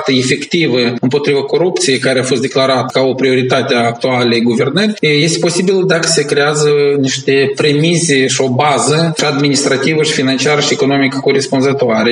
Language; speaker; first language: Romanian; native; Romanian